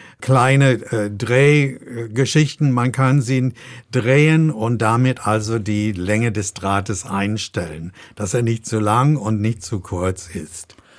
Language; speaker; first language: German; non-native, fluent; English